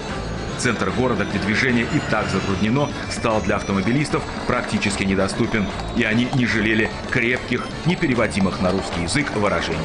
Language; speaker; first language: Russian; native; Russian